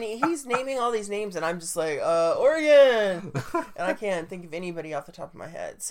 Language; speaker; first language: English; native; English